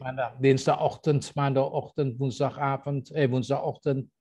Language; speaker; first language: Dutch; non-native, fluent; Indonesian